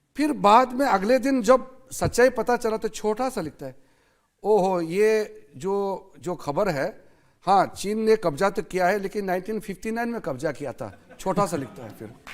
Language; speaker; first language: Hindi; non-native, local second language; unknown